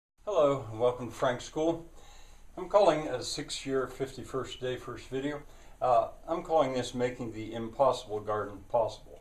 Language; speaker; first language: English; native; English